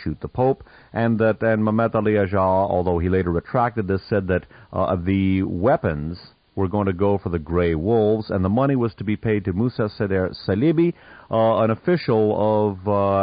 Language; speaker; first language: English; native; English